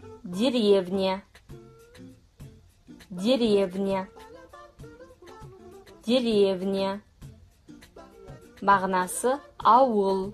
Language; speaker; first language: Russian; non-native, fluent; Kazakh